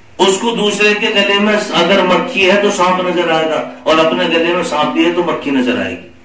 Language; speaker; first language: Urdu; native; Urdu